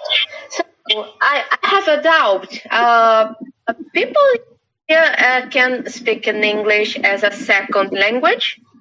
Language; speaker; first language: English; non-native, learner; Portuguese